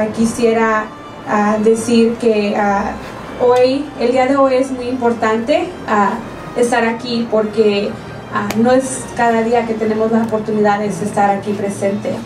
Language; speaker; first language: Spanish; early bilingual, heritage; Spanish